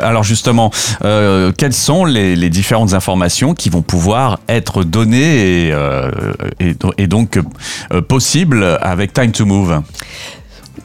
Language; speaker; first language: French; native; French